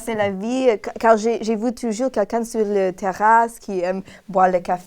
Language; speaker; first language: French; non-native, learner; English